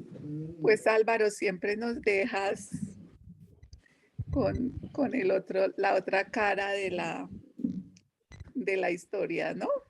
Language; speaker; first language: Spanish; native; Spanish